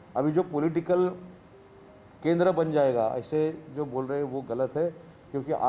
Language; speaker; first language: Hindi; non-native, local second language; Marathi